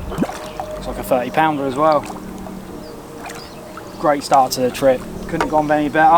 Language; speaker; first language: English; native; English